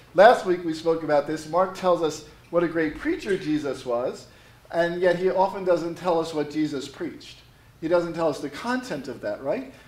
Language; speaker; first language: English; native; English